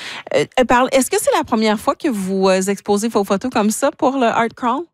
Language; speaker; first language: French; native; French